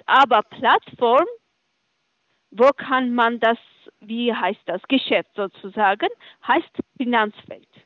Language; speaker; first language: German; non-native, learner; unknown